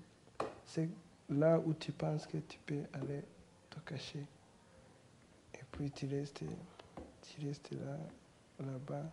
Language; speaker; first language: French; non-native, learner; Kinyarwanda